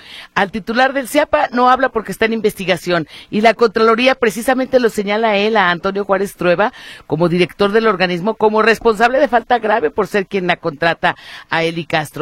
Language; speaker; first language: Spanish; native; Spanish